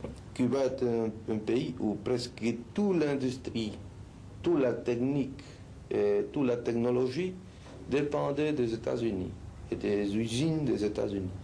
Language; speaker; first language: French; non-native, fluent; Spanish